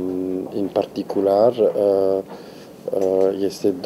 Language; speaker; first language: Romanian; non-native, learner; French